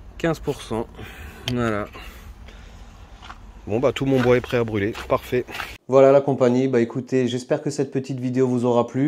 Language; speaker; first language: French; native; French